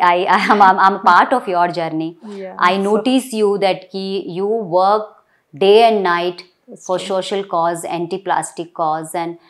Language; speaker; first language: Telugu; non-native, local second language; Hindi